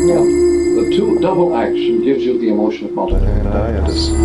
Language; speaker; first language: English; native; English